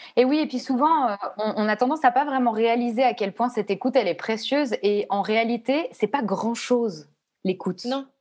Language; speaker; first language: French; native; French